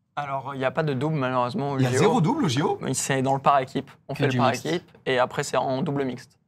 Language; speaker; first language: French; native; French